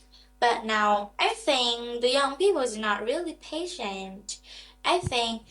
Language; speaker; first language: English; non-native, learner; Vietnamese